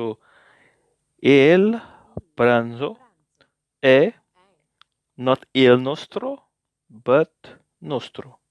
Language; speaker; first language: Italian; non-native, learner; English